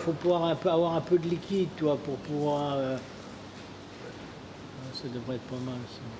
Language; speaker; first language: French; native; French